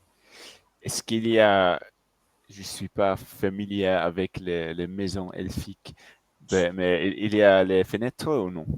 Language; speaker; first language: French; non-native, fluent; English